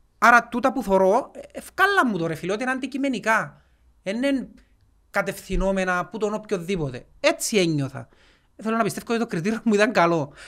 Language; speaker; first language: Greek; native; Greek